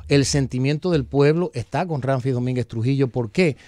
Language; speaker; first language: Spanish; early bilingual, heritage; Spanish